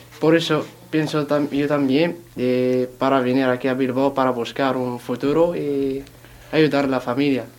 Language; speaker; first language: Spanish; non-native, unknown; Berber languages